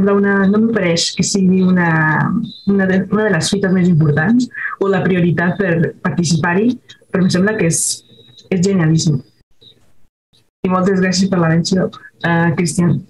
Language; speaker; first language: Catalan; non-native, fluent; Spanish